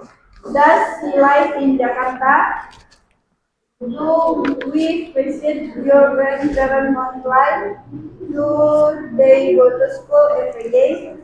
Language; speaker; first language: English; non-native, learner; Indonesian